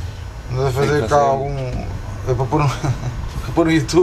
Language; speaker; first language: Portuguese; native; Portuguese